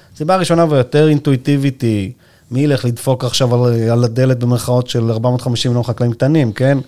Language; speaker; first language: Hebrew; native; Hebrew